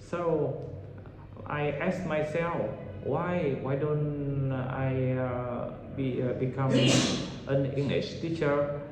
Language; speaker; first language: English; non-native, learner; Vietnamese